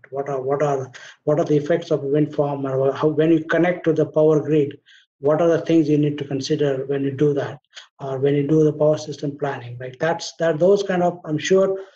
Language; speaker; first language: English; non-native, local second language; Marathi